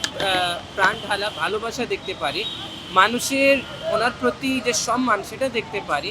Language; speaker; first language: Bangla; non-native, fluent; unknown